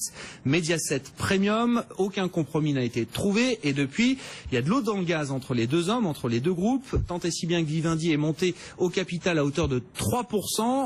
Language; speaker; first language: French; native; French